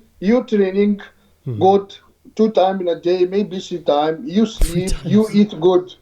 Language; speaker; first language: English; non-native, learner; Arabic